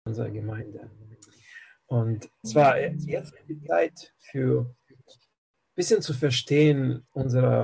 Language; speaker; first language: German; non-native, fluent; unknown